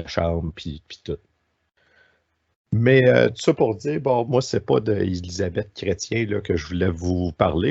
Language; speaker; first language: French; native; French